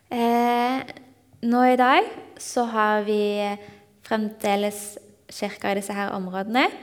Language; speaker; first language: Norwegian; native; Norwegian